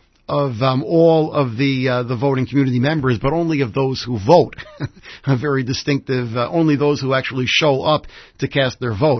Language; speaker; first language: English; native; English